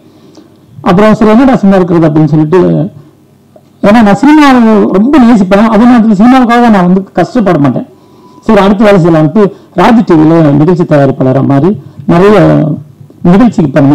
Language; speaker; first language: Tamil; native; Tamil